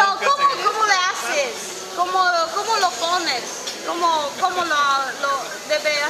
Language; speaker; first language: Spanish; non-native, learner; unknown